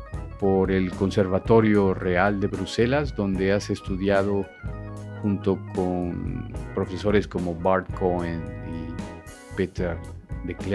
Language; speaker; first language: Spanish; native; Spanish